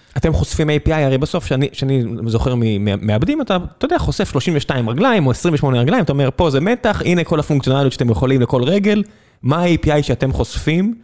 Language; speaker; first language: Hebrew; native; Hebrew